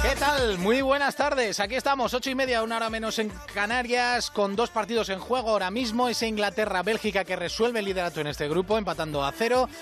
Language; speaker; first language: Spanish; native; Spanish